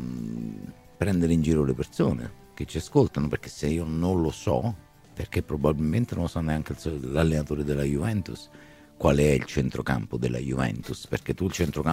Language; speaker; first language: Italian; native; Italian